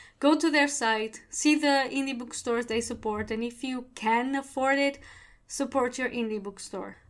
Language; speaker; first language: English; non-native, fluent; Portuguese